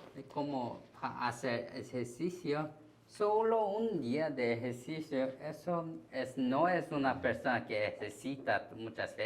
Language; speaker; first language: Spanish; non-native, learner; Korean